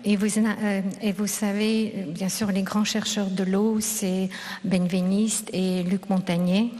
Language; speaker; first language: French; non-native, fluent; Russian